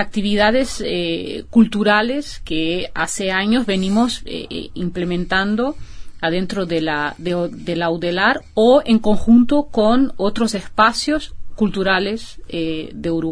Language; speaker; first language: Spanish; non-native, fluent; Portuguese